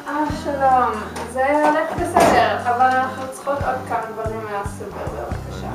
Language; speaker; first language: Hebrew; non-native, learner; English